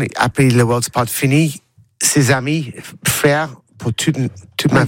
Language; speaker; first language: French; non-native, learner; English